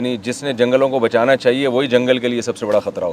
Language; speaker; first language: Urdu; native; Urdu